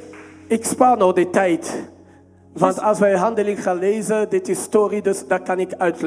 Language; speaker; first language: Dutch; non-native, fluent; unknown